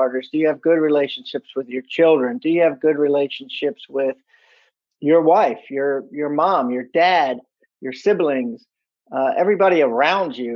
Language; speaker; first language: English; native; English